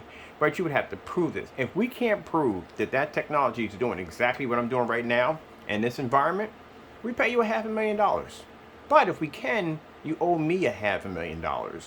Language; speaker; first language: English; native; English